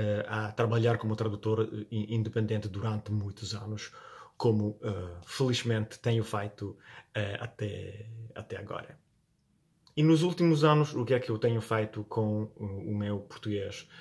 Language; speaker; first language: Portuguese; non-native, fluent; Italian